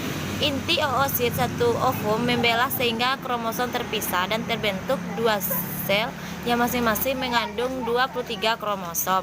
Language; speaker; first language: Indonesian; native; Indonesian